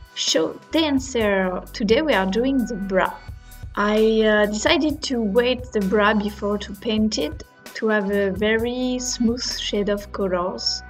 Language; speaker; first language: English; non-native, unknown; French